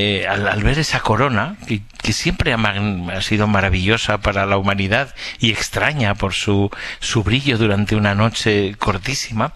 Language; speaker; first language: Spanish; native; Spanish